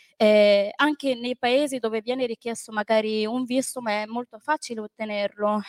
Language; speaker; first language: Italian; early bilingual, other home language; Arabic